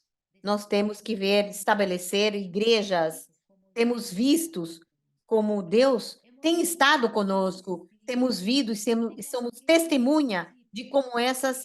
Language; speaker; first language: Portuguese; non-native, fluent; Spanish